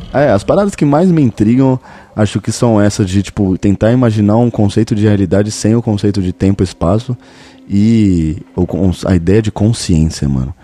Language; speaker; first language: Portuguese; native; Portuguese